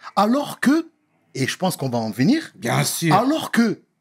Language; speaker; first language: French; native; French